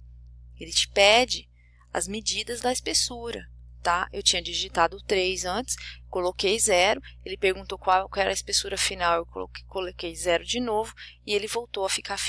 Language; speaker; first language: Portuguese; native; Portuguese